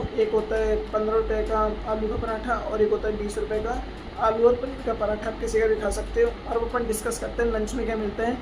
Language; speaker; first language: Hindi; native; Hindi